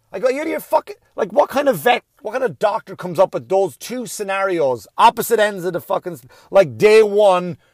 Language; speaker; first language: English; native; English